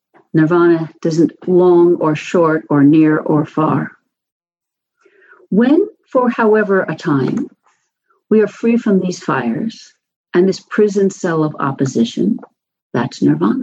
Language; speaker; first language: English; native; English